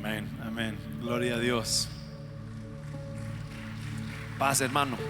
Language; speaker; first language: Spanish; non-native, fluent; English